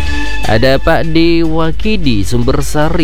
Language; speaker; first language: Indonesian; native; Indonesian